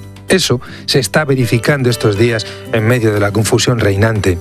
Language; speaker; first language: Spanish; native; Spanish